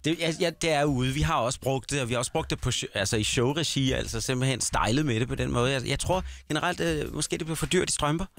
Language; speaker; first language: Danish; native; Danish